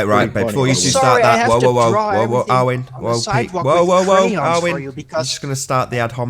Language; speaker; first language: English; native; English